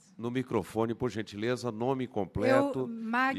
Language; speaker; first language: Portuguese; native; Portuguese